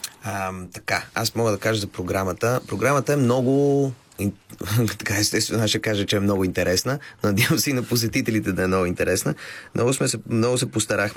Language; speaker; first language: Bulgarian; native; Bulgarian